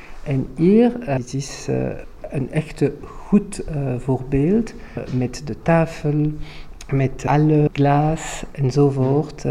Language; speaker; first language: Dutch; non-native, local second language; French